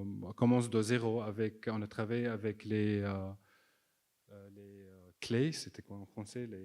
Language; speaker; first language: French; non-native, fluent; Arabic